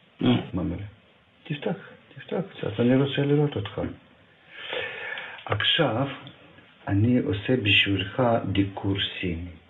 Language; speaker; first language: Hebrew; non-native, fluent; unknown